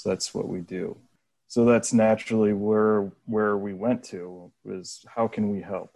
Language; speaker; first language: English; native; English